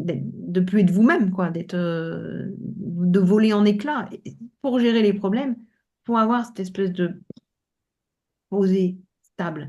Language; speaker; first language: French; native; French